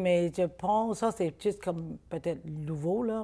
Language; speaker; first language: French; non-native, learner; Chinese